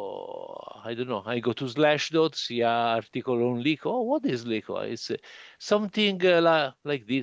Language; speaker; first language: English; non-native, learner; Italian